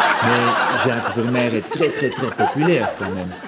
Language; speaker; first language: French; native; French